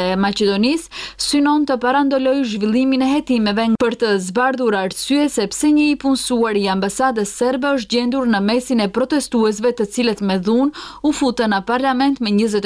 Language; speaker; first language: Albanian; native; Albanian